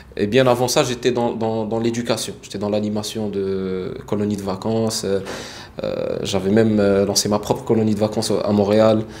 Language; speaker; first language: French; early bilingual, other home language; Arabic